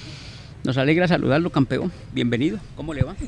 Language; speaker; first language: Spanish; native; Spanish